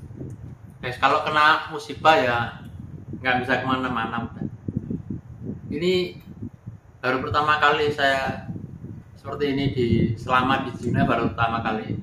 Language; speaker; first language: Indonesian; non-native, local second language; Javanese